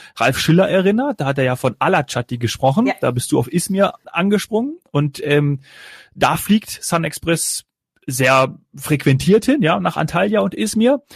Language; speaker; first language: German; native; German